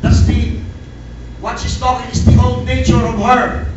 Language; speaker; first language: English; non-native, local second language; Filipino